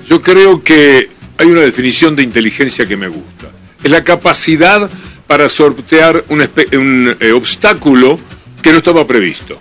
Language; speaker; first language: Spanish; native; Spanish